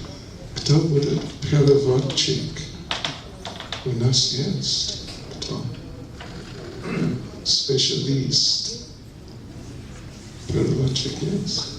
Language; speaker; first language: Russian; non-native, learner; English